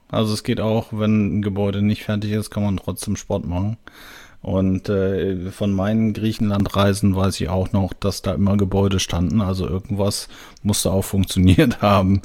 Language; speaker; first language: German; native; German